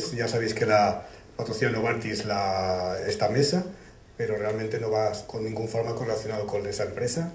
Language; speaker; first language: Spanish; native; Spanish